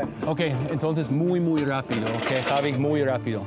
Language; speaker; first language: Spanish; non-native, learner; English